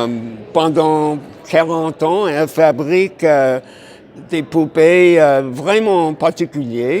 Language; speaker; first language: French; non-native, fluent; English